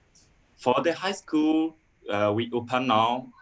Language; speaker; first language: English; non-native, learner; Burmese